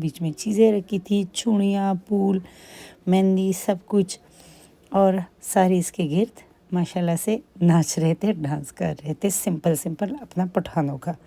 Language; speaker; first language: Urdu; non-native, local second language; Pashto